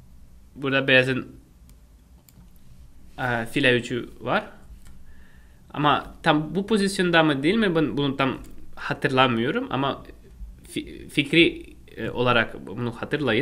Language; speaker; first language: Turkish; non-native, fluent; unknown